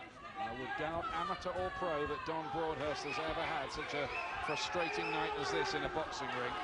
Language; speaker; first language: English; native; English